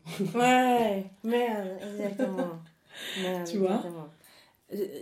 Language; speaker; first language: French; non-native, fluent; English